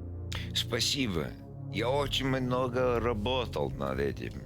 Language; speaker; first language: Russian; non-native, learner; English